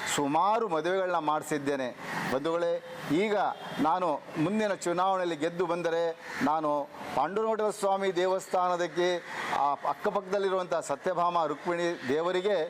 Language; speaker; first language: Kannada; non-native, local second language; Marathi